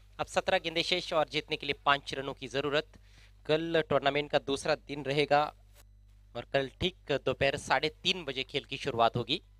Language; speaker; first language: Hindi; non-native, local second language; Marathi